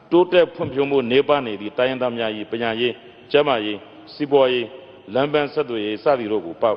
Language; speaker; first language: Burmese; non-native, local second language; Rohingya